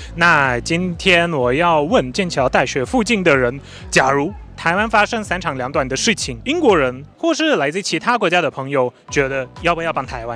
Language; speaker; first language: Chinese; non-native, fluent; Polish